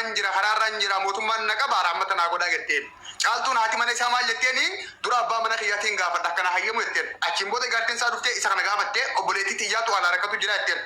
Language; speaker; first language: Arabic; non-native, learner; Oromo